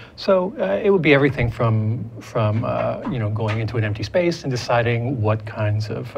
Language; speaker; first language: English; native; English